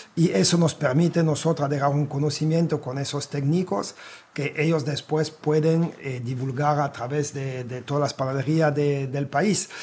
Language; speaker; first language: Spanish; non-native, fluent; French